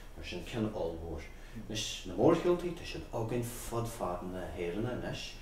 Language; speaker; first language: Irish; native; Irish